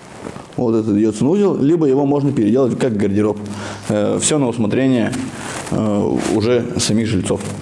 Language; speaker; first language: Russian; native; Russian